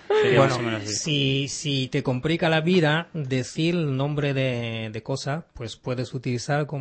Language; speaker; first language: Spanish; non-native, fluent; Japanese